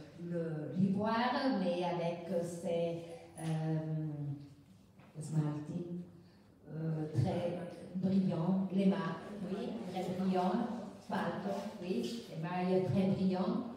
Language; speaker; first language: French; non-native, fluent; Italian